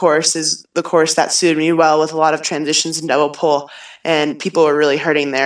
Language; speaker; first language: English; native; English